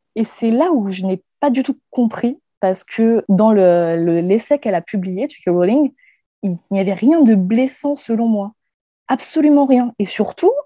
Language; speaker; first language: French; native; French